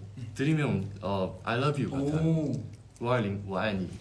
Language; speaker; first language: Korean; non-native, fluent; Chinese